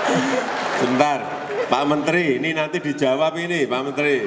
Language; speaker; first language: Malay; non-native, local second language; Javanese